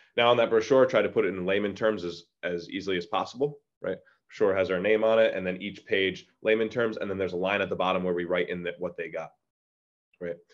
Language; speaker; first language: English; native; English